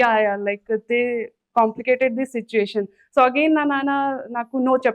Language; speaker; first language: Telugu; non-native, learner; Hindi